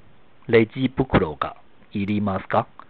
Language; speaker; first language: Japanese; non-native, fluent; Chinese